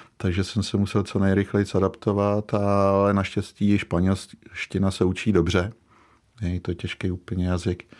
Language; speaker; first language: Czech; native; Czech